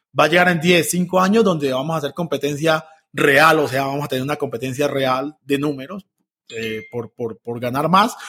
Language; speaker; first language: Spanish; native; Spanish